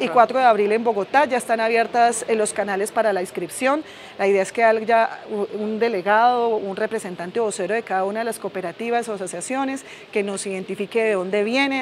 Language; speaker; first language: Spanish; native; Spanish